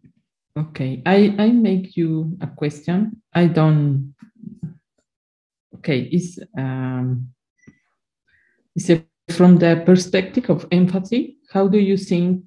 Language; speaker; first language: English; non-native, learner; Spanish